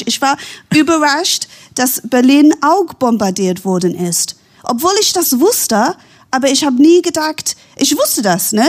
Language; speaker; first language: German; non-native, fluent; English